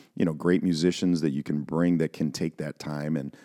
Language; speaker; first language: English; native; English